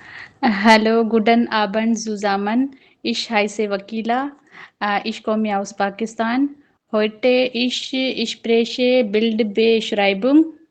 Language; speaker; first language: German; non-native, learner; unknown